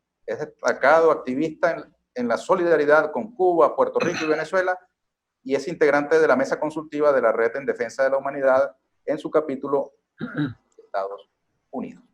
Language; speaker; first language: Spanish; native; Spanish